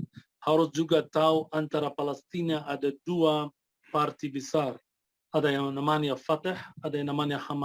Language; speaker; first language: Indonesian; non-native, fluent; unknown